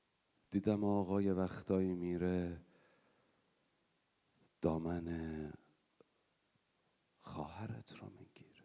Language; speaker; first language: Persian; native; Persian